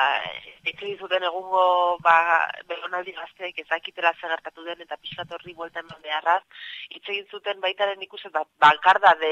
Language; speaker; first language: Basque; native; Basque